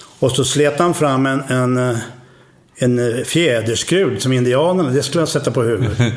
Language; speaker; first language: Swedish; native; Swedish